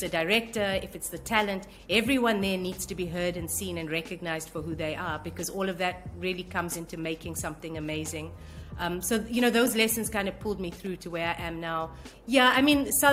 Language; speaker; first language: English; native; English